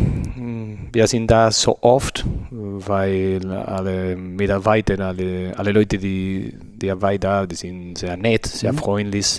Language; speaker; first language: German; non-native, learner; Spanish